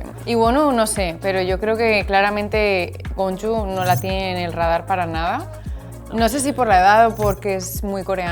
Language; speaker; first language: Spanish; native; Spanish